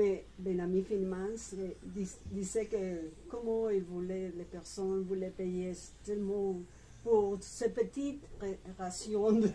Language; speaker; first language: French; non-native, fluent; Spanish